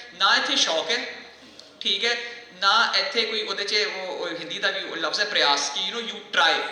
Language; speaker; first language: Punjabi; native; Punjabi